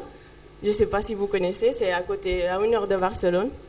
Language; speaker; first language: French; non-native, fluent; Catalan